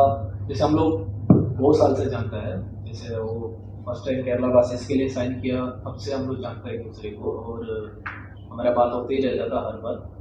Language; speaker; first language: Hindi; non-native, local second language; Malayalam